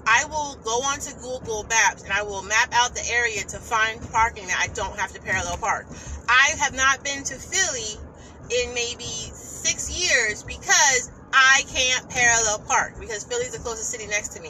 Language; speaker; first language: English; native; English